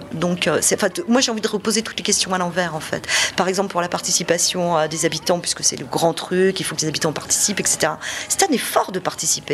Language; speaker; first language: French; native; French